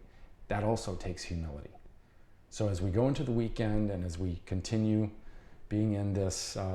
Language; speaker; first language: English; native; English